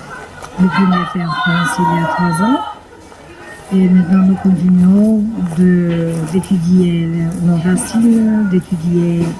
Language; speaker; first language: French; non-native, fluent; Bulgarian